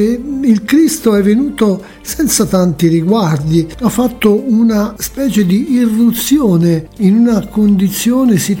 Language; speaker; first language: Italian; native; Italian